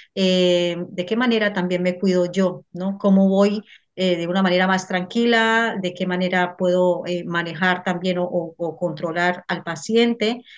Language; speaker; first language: Spanish; native; Spanish